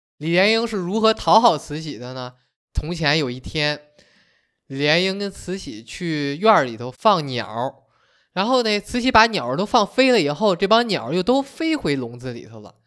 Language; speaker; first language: Chinese; native; Chinese